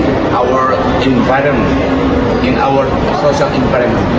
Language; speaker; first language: English; non-native, learner; Indonesian